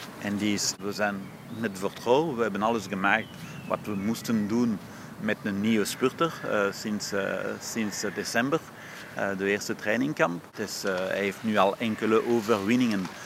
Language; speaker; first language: Dutch; non-native, fluent; French